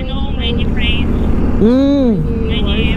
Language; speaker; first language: English; non-native, learner; Russian